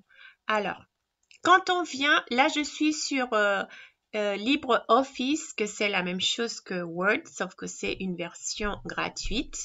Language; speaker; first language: French; non-native, fluent; Spanish